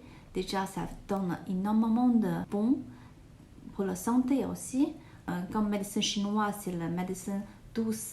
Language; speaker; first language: French; non-native, learner; Chinese